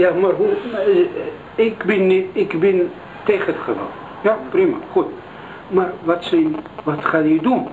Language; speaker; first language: Dutch; non-native, learner; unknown